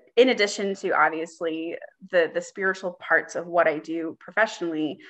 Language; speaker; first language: English; native; English